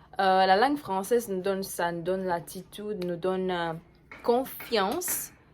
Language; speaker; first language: French; non-native, fluent; Portuguese